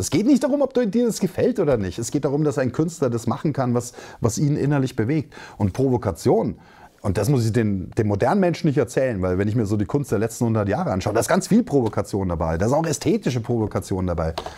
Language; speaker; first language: German; native; German